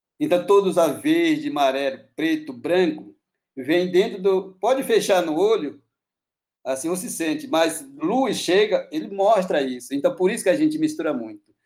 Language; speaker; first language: Portuguese; non-native, local second language; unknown